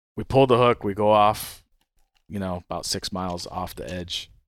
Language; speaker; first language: English; native; English